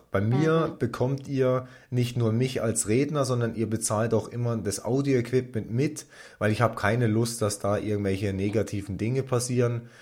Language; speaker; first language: German; native; German